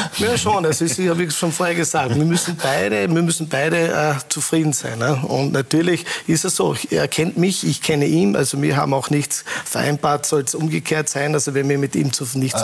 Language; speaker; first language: German; native; German